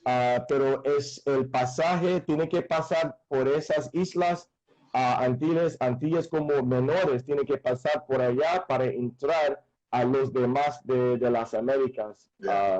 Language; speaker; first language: Spanish; non-native, fluent; English